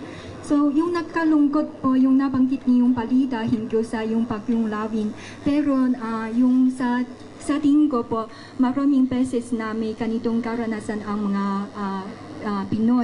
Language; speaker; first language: Filipino; non-native, learner; Chinese